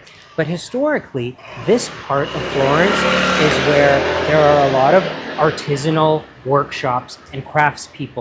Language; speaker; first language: English; early bilingual, heritage; English